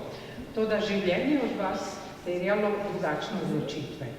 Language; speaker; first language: Slovenian; native; Slovenian